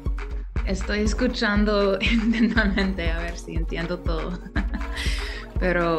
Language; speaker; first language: Spanish; non-native, fluent; English